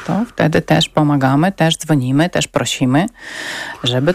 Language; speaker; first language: Polish; non-native, learner; Ukrainian